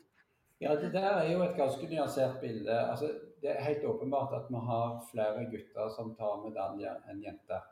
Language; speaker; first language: Norwegian; native; Norwegian